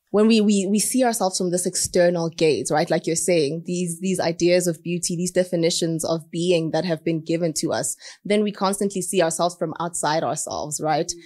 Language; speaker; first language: English; non-native, local second language; Southern Sotho